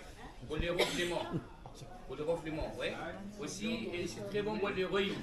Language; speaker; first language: French; non-native, learner; Arabic